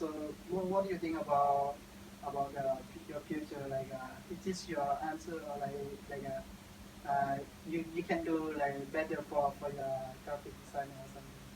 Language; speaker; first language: English; non-native, learner; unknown